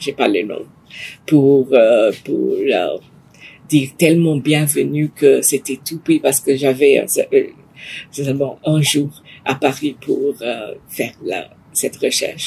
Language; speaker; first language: French; non-native, fluent; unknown